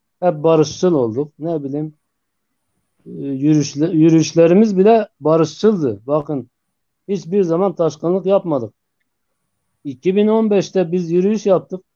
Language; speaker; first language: Turkish; non-native, local second language; Zaza